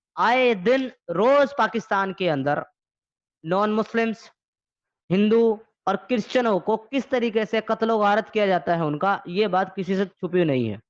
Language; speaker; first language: Urdu; native; Urdu